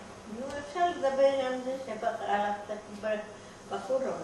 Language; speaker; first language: Hebrew; non-native, fluent; German